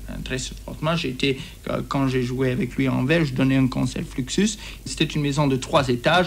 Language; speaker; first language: French; native; French